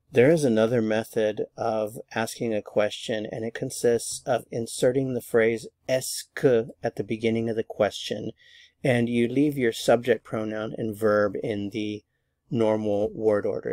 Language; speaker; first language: English; native; English